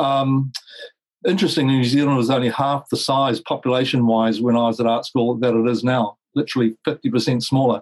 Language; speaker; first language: English; native; English